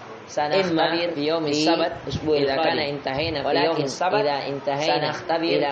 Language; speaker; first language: Arabic; non-native, fluent; Indonesian